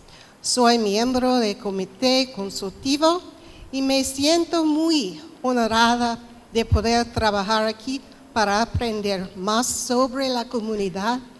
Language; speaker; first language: Spanish; non-native, fluent; English